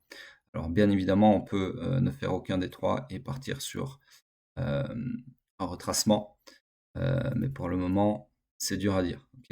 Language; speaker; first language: French; native; French